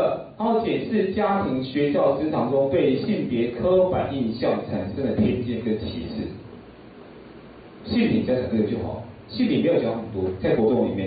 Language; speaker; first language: Chinese; native; Chinese